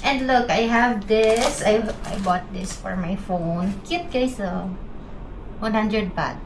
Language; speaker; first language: English; non-native, local second language; Filipino